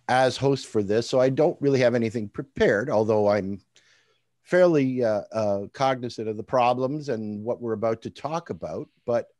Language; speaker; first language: English; native; English